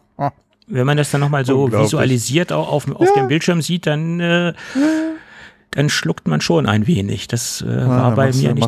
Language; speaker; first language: German; native; German